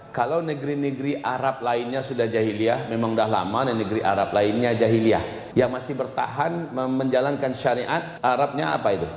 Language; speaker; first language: Indonesian; native; Indonesian